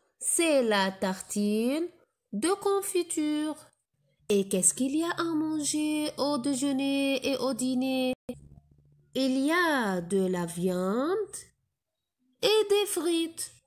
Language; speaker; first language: French; non-native, local second language; Arabic